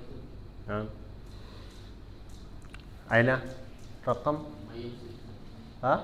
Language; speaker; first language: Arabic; non-native, fluent; Indonesian